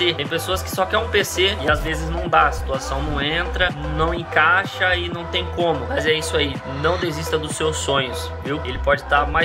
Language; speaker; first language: Portuguese; native; Portuguese